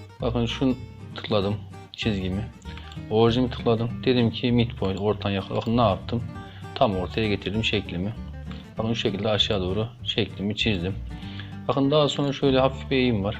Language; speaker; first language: Turkish; native; Turkish